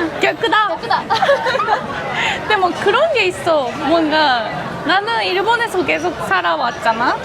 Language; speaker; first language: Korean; non-native, fluent; Japanese